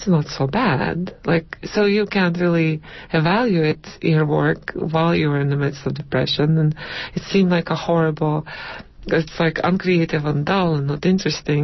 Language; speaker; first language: English; non-native, fluent; Latvian